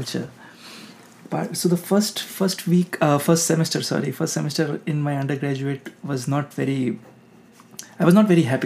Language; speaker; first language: English; non-native, local second language; Hindi